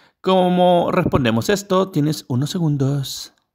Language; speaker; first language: Spanish; native; Spanish